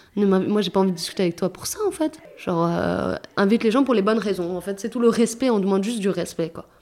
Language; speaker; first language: French; early bilingual, other home language; Arabic